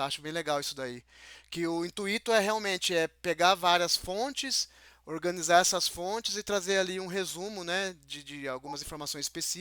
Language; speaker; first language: Portuguese; native; Portuguese